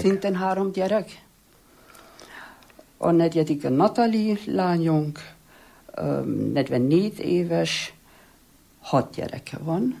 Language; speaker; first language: Hungarian; non-native, fluent; German